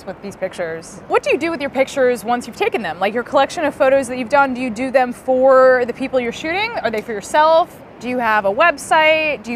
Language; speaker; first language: English; native; English